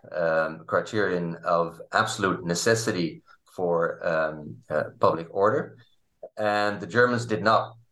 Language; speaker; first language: English; non-native, fluent; Dutch